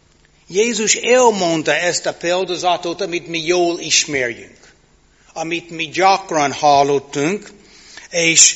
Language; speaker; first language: Hungarian; non-native, fluent; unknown